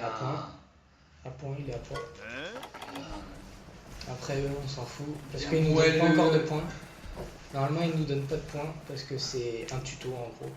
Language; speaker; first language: French; native; French